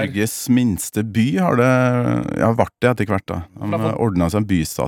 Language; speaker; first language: Norwegian; native; Norwegian